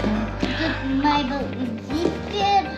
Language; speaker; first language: Russian; native; Russian